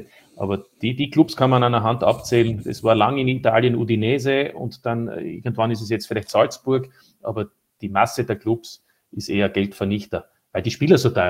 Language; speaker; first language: German; native; German